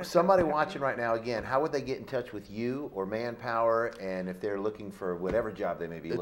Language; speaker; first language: English; native; English